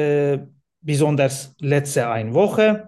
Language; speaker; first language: German; non-native, learner; Turkish